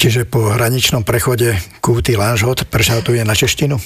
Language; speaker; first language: Slovak; native; Slovak